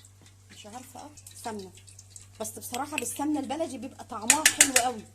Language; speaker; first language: Arabic; native; Arabic